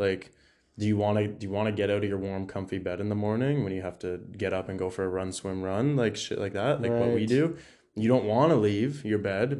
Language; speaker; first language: English; native; English